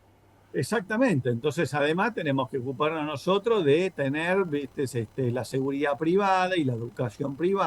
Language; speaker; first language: Spanish; native; Spanish